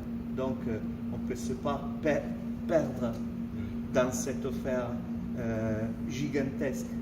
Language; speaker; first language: French; non-native, fluent; Italian